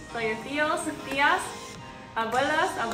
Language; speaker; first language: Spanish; non-native, learner; English